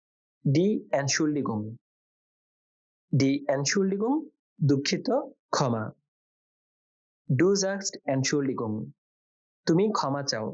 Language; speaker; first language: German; non-native, fluent; Bangla